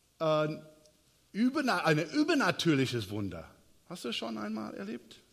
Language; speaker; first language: German; non-native, fluent; English